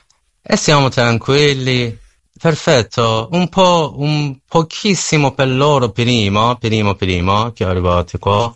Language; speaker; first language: Italian; non-native, learner; Persian